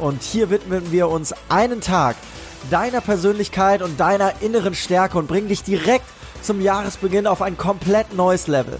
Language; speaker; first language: German; native; German